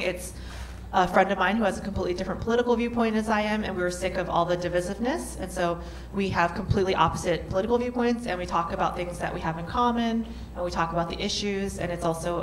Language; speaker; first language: English; native; English